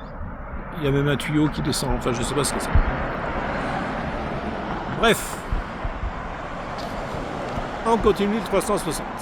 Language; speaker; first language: French; native; French